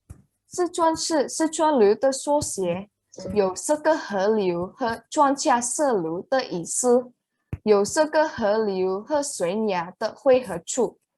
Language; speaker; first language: Chinese; non-native, learner; Indonesian